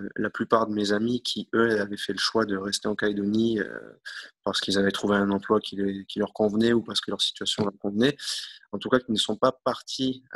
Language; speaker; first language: French; native; French